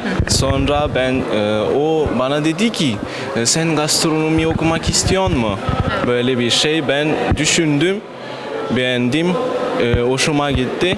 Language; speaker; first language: Turkish; non-native, learner; Malagasy